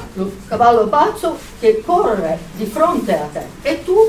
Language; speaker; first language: Italian; native; Italian